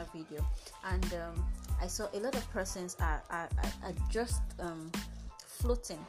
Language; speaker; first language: English; non-native, local second language; Yoruba